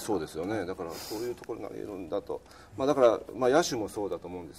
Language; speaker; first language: Japanese; native; Japanese